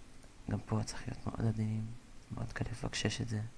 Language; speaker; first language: Hebrew; native; Hebrew